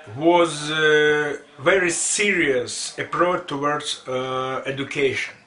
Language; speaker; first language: English; non-native, fluent; Russian